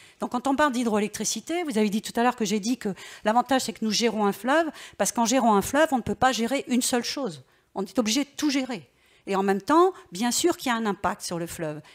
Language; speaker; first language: French; native; French